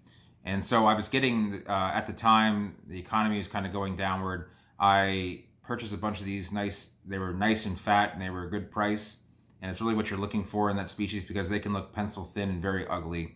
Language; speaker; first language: English; native; English